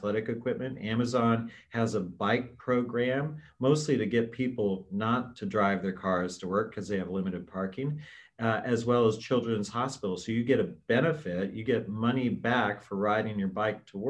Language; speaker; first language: English; native; English